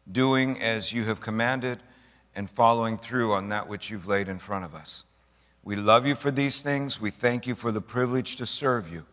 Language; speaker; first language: English; native; English